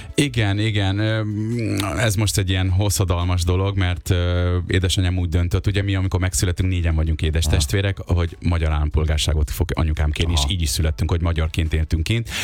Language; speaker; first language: Hungarian; early bilingual, other home language; Urdu